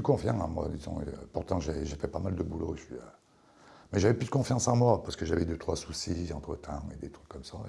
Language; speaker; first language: French; native; French